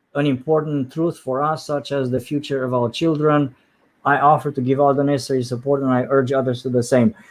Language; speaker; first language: English; non-native, fluent; Romanian